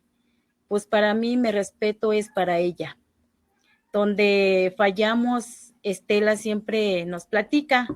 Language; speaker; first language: Spanish; non-native, local second language; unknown